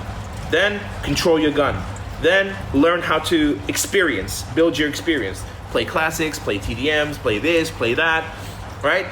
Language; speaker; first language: English; native; English